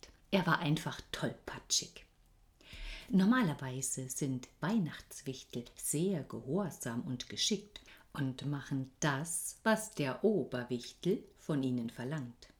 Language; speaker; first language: German; native; German